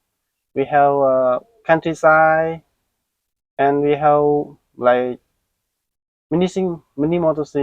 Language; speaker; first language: English; non-native, learner; Khmer